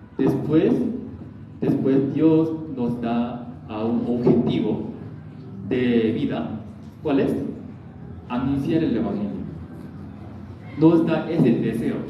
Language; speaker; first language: Spanish; non-native, learner; Korean